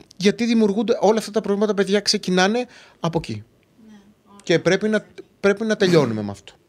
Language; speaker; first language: Greek; native; Greek